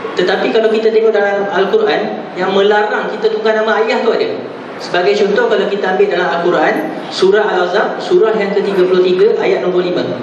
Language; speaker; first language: Malay; non-native, local second language; Tamil